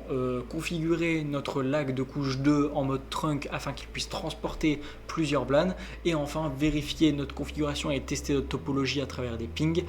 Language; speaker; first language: French; native; French